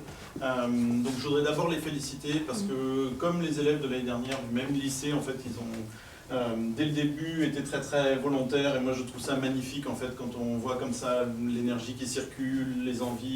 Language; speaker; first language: French; native; French